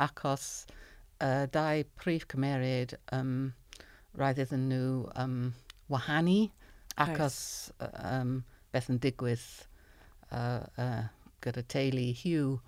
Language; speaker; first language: Welsh; non-native, learner; English